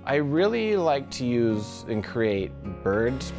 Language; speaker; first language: English; native; English